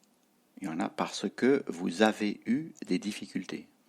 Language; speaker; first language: French; non-native, fluent; Tibetan